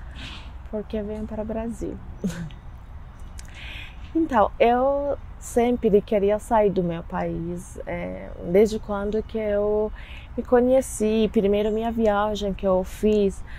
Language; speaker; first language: Portuguese; non-native, learner; Persian